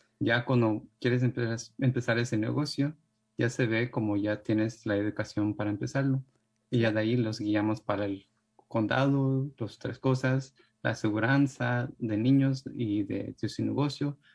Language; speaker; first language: Spanish; early bilingual, heritage; Spanish